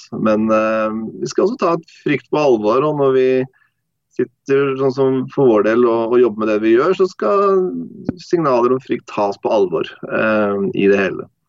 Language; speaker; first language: Norwegian; non-native, fluent; English